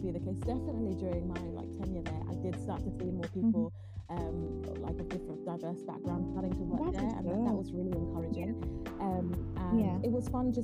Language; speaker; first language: English; native; English